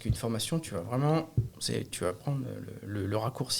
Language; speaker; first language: French; native; French